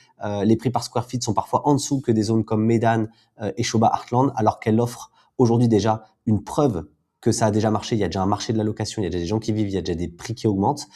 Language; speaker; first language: French; native; French